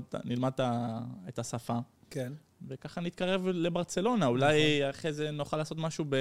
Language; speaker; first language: Hebrew; early bilingual, heritage; Dutch